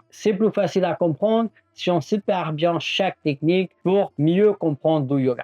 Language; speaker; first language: French; non-native, fluent; Portuguese